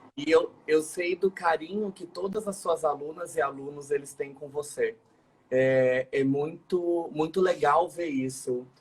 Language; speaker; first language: Portuguese; native; Portuguese